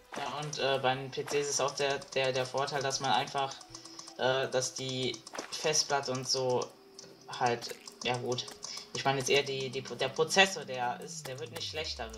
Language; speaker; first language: German; native; German